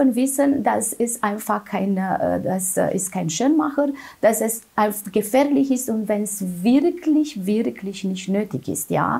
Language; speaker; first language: German; non-native, fluent; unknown